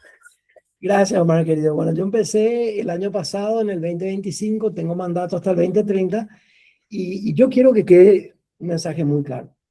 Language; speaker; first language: Spanish; native; Spanish